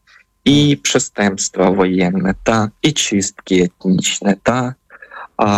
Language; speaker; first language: Polish; non-native, fluent; Ukrainian